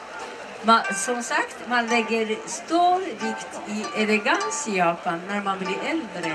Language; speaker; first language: Swedish; non-native, learner; Japanese